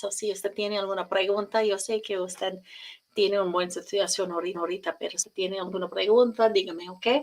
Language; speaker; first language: Spanish; non-native, learner; English